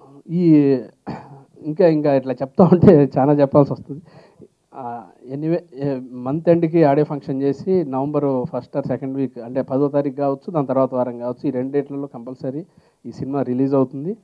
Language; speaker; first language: Telugu; native; Telugu